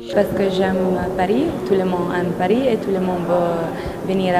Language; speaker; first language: French; non-native, fluent; Italian